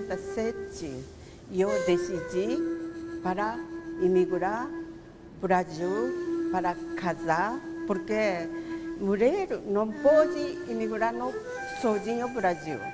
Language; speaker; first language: Portuguese; non-native, learner; Japanese